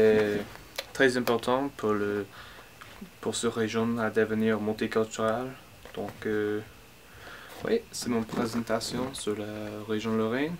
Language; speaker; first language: French; non-native, learner; English